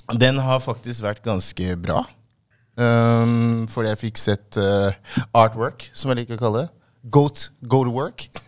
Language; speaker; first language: Norwegian; early bilingual, other home language; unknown